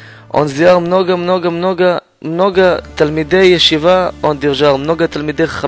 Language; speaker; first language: Russian; non-native, learner; Hebrew